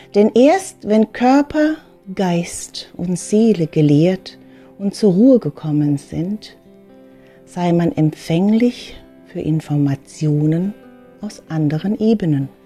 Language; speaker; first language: German; early bilingual, other home language; Filipino